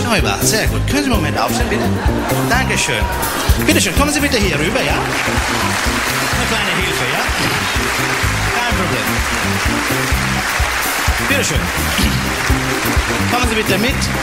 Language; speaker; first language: German; non-native, fluent; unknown